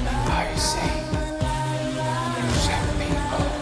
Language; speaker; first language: English; native; English